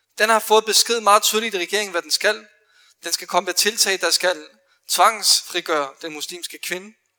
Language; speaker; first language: Danish; early bilingual, other home language; Arabic